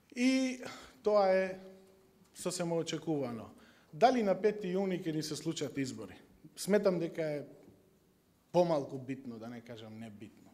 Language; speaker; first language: Macedonian; non-native, local second language; Albanian